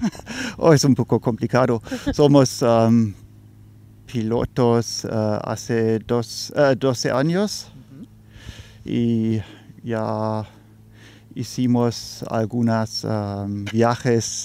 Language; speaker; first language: Spanish; non-native, learner; German